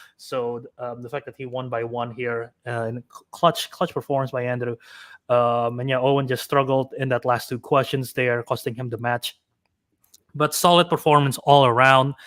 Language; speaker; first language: English; native; English